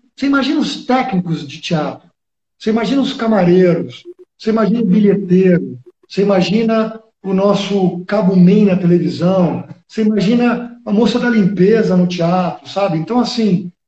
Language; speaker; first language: Portuguese; early bilingual, other home language; Spanish